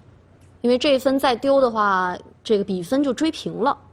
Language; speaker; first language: Chinese; native; Chinese